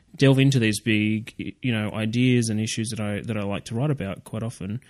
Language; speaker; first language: English; native; English